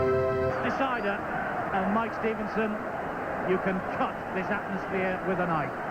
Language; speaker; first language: English; native; English